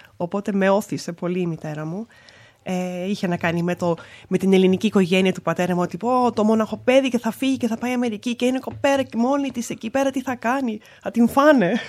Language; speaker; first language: Greek; early bilingual, other home language; English